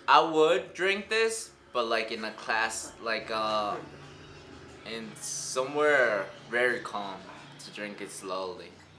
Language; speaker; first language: English; native; English